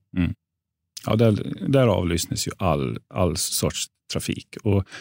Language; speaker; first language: Swedish; native; Swedish